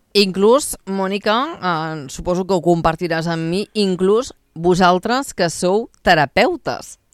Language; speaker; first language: Catalan; native; Catalan